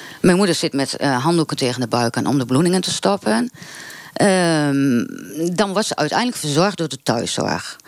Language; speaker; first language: Dutch; native; Dutch